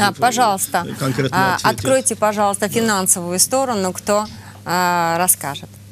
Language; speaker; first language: Russian; native; Russian